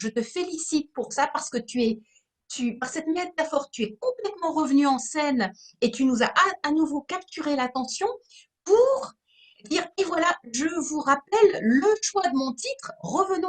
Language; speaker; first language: French; native; French